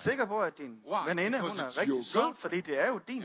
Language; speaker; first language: Danish; native; Danish